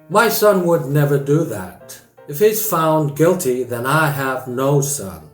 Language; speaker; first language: English; non-native, fluent; Korean